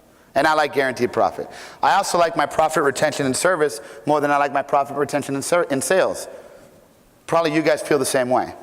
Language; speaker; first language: English; native; English